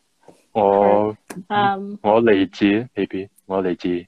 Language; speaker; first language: Chinese; early bilingual, heritage; Cantonese